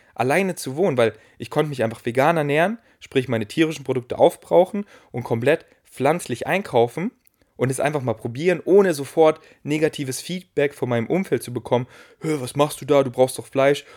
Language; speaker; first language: German; native; German